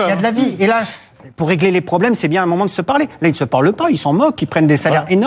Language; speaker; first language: French; native; French